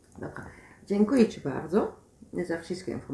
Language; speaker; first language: Polish; non-native, learner; Dutch